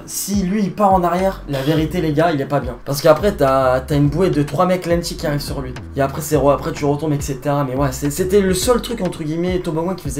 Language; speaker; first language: French; native; French